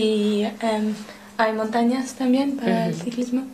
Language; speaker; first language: Spanish; non-native, learner; English